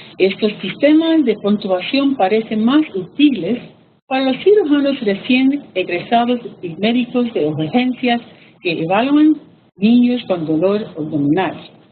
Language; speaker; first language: Spanish; early bilingual, heritage; Spanish